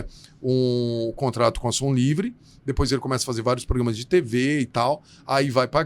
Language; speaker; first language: Portuguese; native; Portuguese